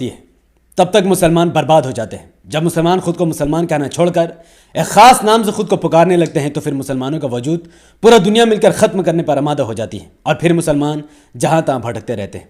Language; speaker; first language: Hindi; native; Hindi